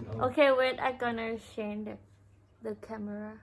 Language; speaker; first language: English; non-native, learner; Thai